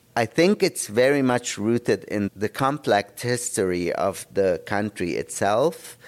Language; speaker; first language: English; non-native, fluent; Arabic